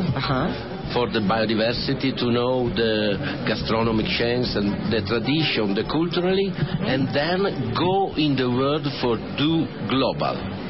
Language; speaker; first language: English; non-native, learner; Italian